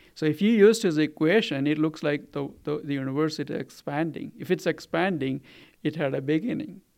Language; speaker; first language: English; non-native, local second language; Malayalam